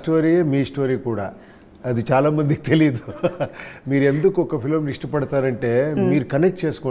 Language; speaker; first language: Telugu; non-native, local second language; Kannada